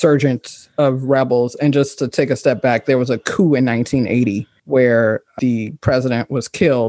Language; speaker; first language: English; native; English